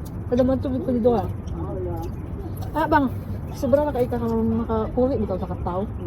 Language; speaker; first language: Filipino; non-native, local second language; Cebuano